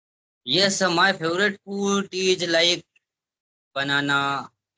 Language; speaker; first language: English; non-native, learner; Hindi